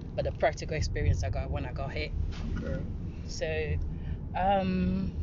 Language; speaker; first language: English; non-native, fluent; Dutch